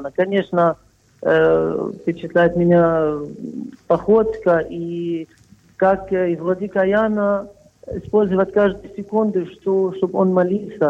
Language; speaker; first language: Russian; non-native, fluent; Arabic